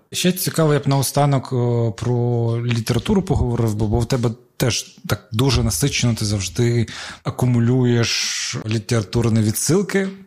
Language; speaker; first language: Ukrainian; non-native, local second language; Russian